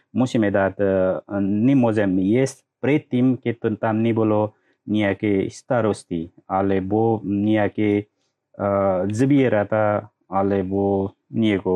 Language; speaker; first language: Slovak; non-native, learner; Nepali